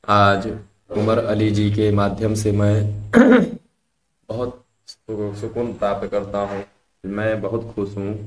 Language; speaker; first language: Hindi; native; Hindi